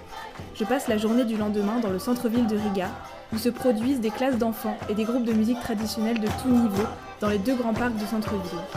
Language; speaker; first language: French; native; French